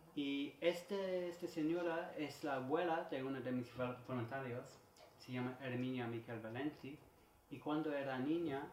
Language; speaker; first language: Spanish; non-native, learner; English